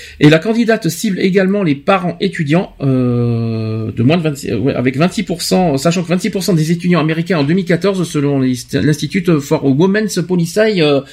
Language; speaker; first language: French; native; French